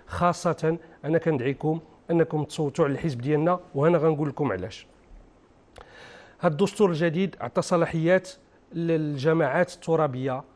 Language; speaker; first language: Arabic; native; Arabic